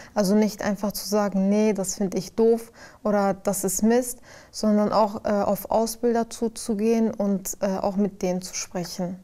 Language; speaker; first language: German; native; German